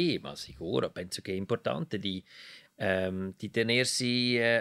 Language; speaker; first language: Italian; non-native, local second language; German